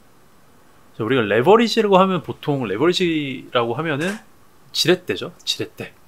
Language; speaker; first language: Korean; native; Korean